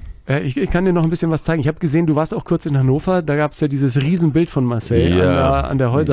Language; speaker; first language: German; native; German